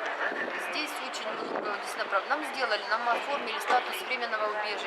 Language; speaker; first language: Russian; native; Russian